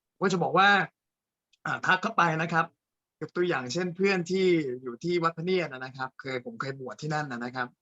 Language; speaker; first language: Thai; native; Thai